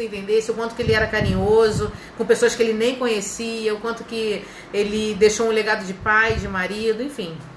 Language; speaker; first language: Portuguese; native; Portuguese